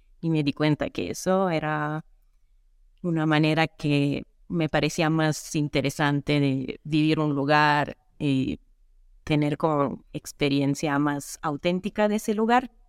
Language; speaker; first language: Spanish; non-native, fluent; Italian